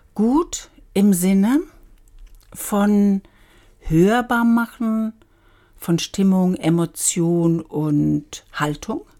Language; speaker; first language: German; native; German